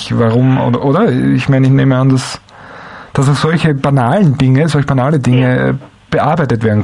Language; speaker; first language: German; native; German